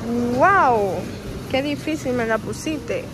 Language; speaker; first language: Spanish; native; Spanish